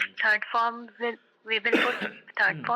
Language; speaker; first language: English; non-native, learner; Hindi